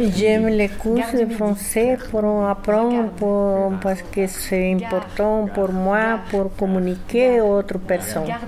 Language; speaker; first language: French; non-native, learner; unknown